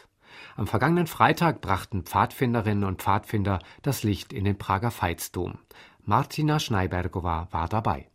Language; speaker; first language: German; native; German